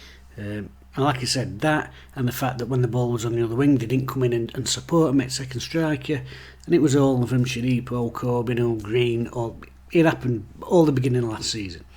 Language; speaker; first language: English; native; English